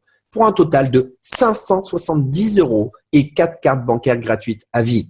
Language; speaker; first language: French; native; French